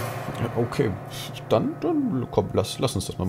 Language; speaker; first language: German; native; German